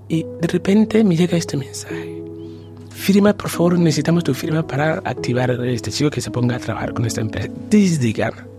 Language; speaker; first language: Spanish; non-native, fluent; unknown